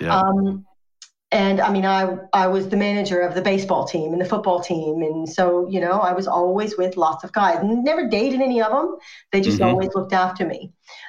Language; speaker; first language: English; native; English